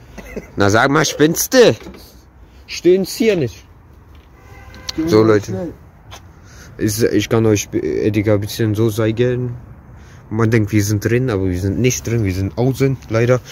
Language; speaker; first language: German; early bilingual, other home language; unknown